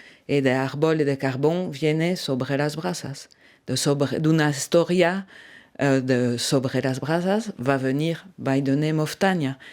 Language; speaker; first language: Spanish; non-native, fluent; French